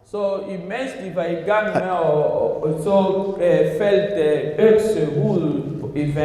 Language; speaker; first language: Danish; non-native, fluent; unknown